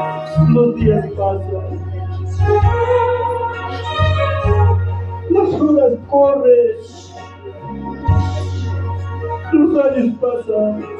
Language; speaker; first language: Spanish; non-native, local second language; Quechua